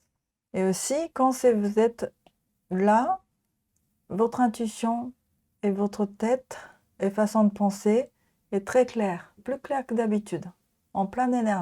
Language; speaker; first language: French; non-native, fluent; Japanese